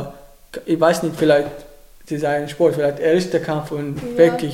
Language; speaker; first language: German; non-native, learner; Arabic